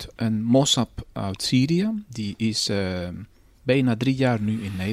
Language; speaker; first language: Dutch; non-native, fluent; Spanish